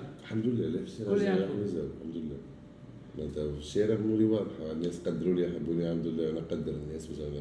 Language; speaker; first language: Arabic; native; Arabic